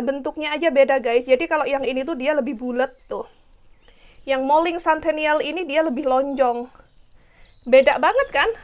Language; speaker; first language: Indonesian; native; Indonesian